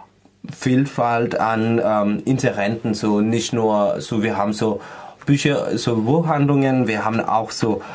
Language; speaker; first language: German; non-native, fluent; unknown